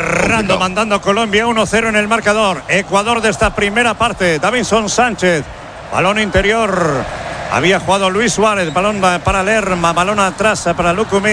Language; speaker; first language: Spanish; native; Spanish